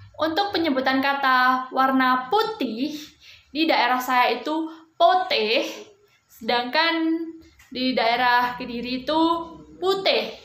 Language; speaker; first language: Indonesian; non-native, local second language; Javanese